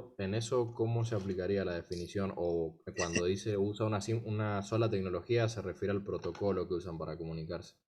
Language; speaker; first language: Spanish; native; Spanish